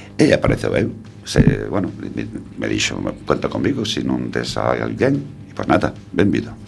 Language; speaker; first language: Galician; non-native, local second language; Spanish